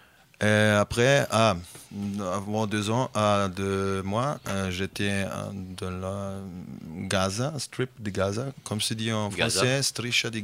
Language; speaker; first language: French; non-native, fluent; Bosnian